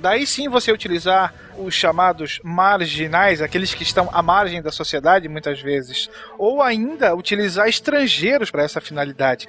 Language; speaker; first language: Portuguese; native; Portuguese